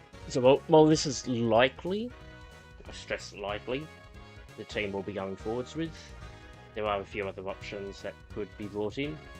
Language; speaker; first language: English; native; English